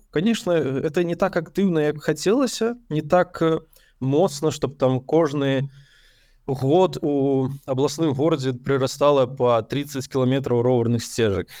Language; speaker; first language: Belarusian; non-native, local second language; Russian